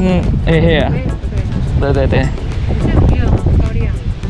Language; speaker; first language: Chinese; non-native, learner; Indonesian